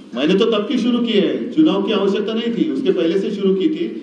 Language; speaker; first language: Hindi; non-native, local second language; Marathi